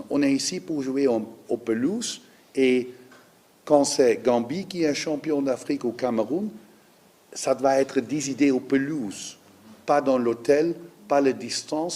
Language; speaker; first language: French; non-native, learner; Dutch